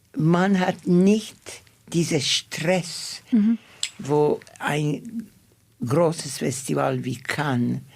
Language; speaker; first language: German; non-native, fluent; Turkish